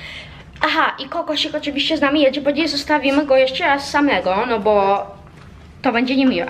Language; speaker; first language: Polish; early bilingual, heritage; Polish